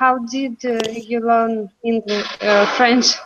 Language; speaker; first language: English; non-native, learner; Russian